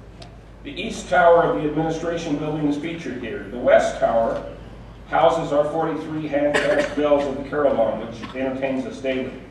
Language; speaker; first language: English; native; English